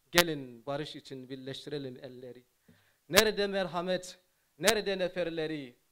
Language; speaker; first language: Turkish; non-native, fluent; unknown